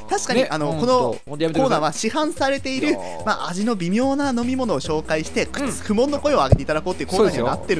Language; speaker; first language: Japanese; native; Japanese